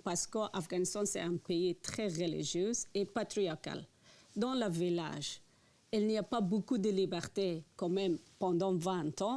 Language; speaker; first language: French; non-native, learner; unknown